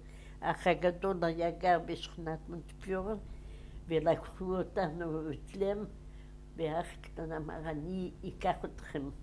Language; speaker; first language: Hebrew; non-native, fluent; Yiddish